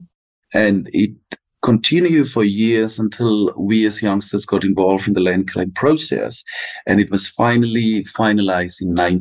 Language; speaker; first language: English; non-native, local second language; Afrikaans